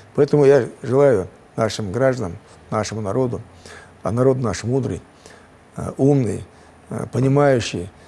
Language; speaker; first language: Russian; non-native, local second language; Chechen